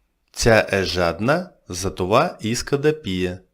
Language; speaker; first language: Bulgarian; non-native, fluent; Russian